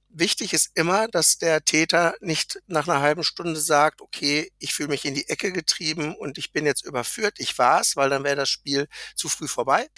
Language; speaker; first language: German; native; German